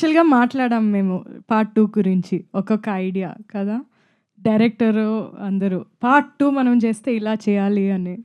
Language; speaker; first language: Telugu; non-native, fluent; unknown